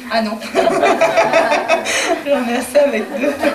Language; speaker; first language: French; non-native, fluent; Spanish